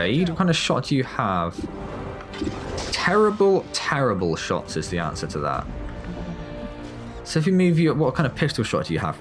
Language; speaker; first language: English; native; English